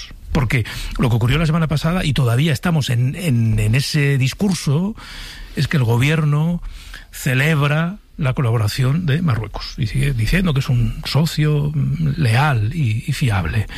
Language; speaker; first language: Spanish; native; Spanish